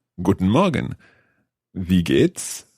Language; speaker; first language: German; non-native, learner; English